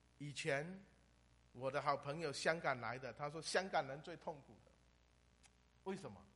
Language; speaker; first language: Chinese; native; Chinese